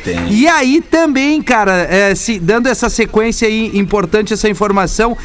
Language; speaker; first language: Portuguese; native; Portuguese